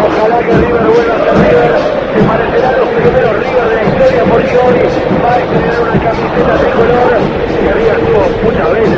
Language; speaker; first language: Spanish; native; Spanish